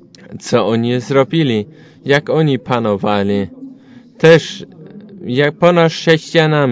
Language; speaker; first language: Polish; non-native, learner; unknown